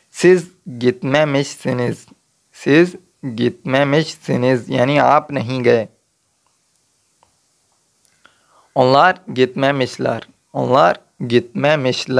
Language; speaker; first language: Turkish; non-native, fluent; Urdu